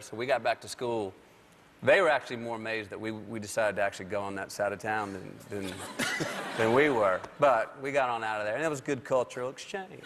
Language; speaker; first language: English; native; English